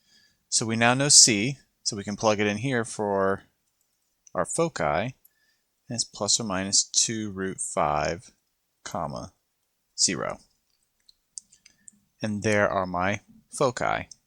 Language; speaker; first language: English; native; English